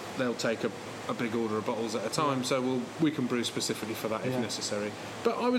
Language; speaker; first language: English; native; English